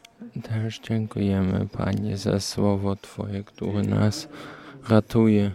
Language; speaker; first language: Polish; early bilingual, heritage; Polish